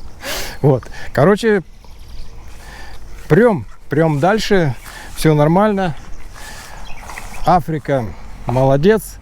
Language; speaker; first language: Russian; native; Russian